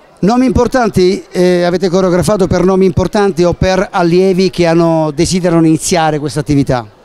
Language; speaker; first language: Italian; native; Italian